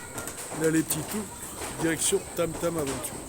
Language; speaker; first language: French; native; French